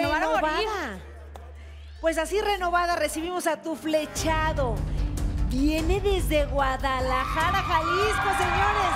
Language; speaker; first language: Spanish; native; Spanish